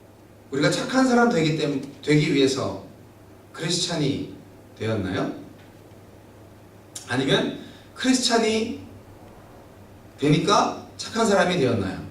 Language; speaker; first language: Korean; native; Korean